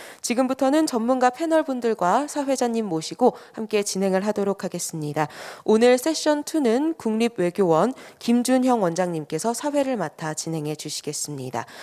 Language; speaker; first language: Korean; native; Korean